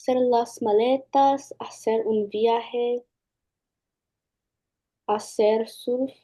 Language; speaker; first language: Spanish; non-native, learner; English